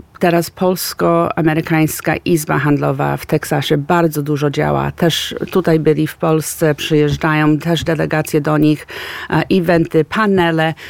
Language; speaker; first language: Polish; early bilingual, heritage; Polish